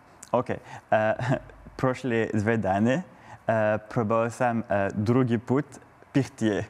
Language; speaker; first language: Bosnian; non-native, learner; French